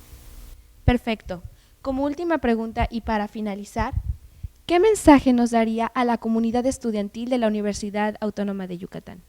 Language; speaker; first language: Spanish; native; Spanish